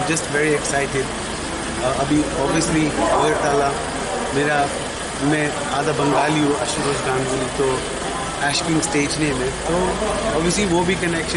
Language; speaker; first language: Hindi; early bilingual, heritage; English